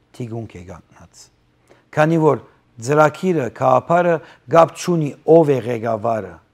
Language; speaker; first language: Armenian; early bilingual, heritage; Armenian